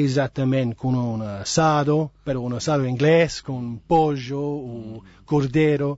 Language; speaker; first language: Spanish; non-native, learner; English